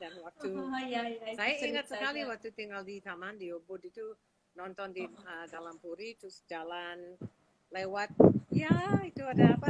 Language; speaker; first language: Indonesian; non-native, fluent; English